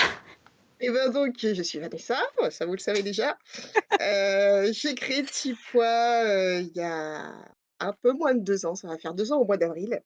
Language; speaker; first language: French; native; French